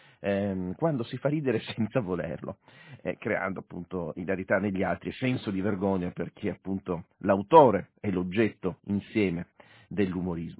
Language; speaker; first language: Italian; native; Italian